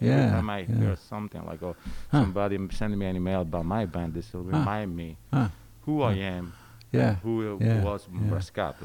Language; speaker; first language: English; non-native, learner; Italian